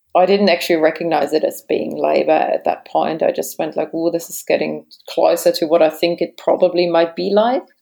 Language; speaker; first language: English; non-native, fluent; German